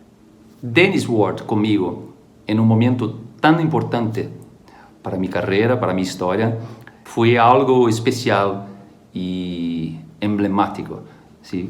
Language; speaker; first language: Spanish; non-native, fluent; Portuguese